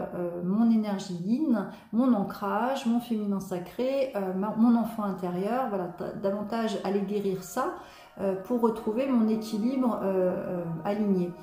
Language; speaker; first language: French; native; French